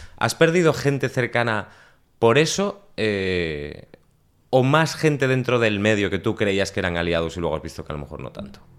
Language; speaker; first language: Spanish; native; Spanish